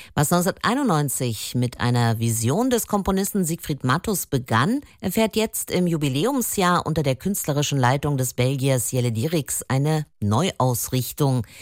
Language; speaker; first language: German; native; German